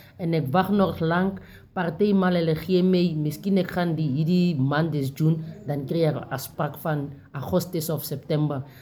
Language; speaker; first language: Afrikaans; non-native, local second language; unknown